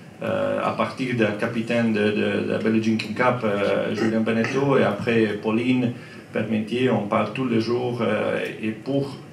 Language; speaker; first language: French; non-native, learner; Croatian